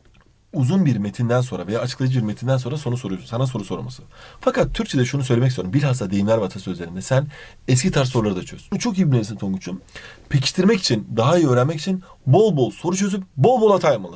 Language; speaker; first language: Turkish; native; Turkish